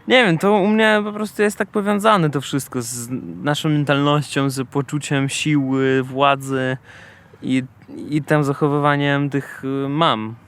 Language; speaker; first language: Polish; non-native, fluent; Russian